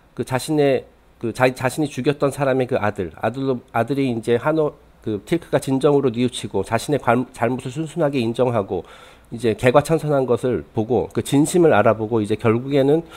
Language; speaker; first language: Korean; native; Korean